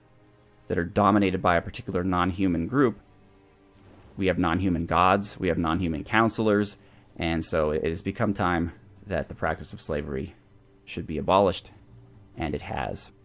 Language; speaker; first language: English; native; English